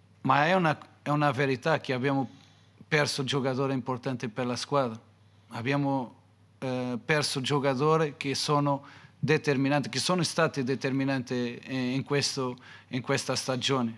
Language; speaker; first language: Italian; non-native, fluent; Portuguese